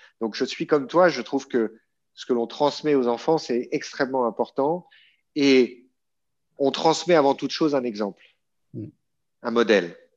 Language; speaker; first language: French; native; French